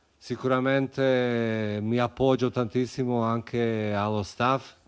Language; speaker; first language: Italian; non-native, fluent; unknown